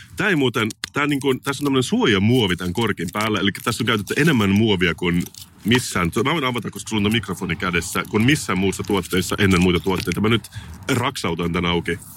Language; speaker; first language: Finnish; native; Finnish